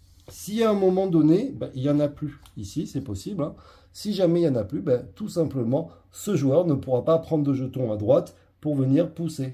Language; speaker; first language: French; native; French